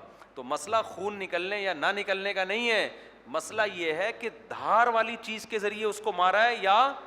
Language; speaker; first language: Urdu; native; Urdu